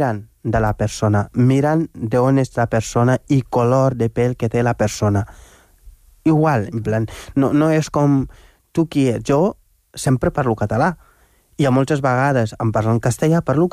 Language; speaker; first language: Catalan; non-native, fluent; Wolof